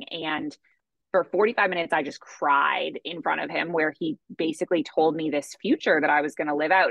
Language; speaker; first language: English; native; English